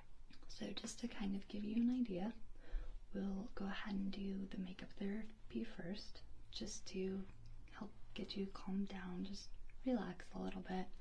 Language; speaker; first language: English; native; English